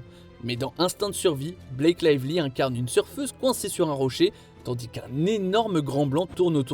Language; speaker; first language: French; native; French